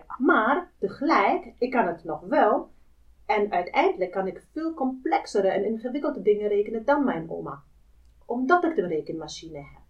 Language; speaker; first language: Dutch; non-native, fluent; German